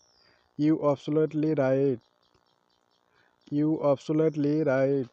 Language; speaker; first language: English; non-native, learner; Odia